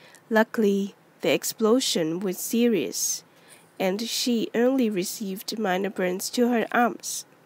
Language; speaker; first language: English; non-native, local second language; Cantonese